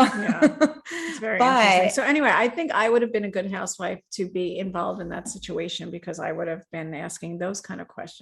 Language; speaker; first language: English; native; English